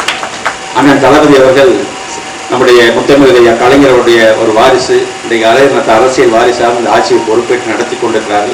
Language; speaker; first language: Tamil; native; Tamil